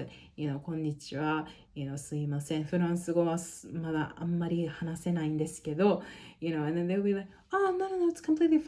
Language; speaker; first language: Japanese; non-native, local second language; English